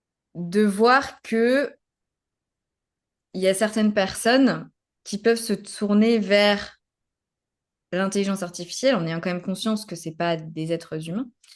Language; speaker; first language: French; native; French